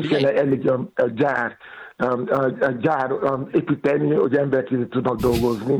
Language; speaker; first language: Hungarian; non-native, fluent; Yoruba